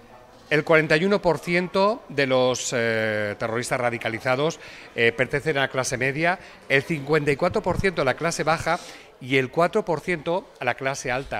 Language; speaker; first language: Spanish; non-native, local second language; Catalan